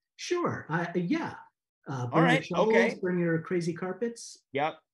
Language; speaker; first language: English; native; English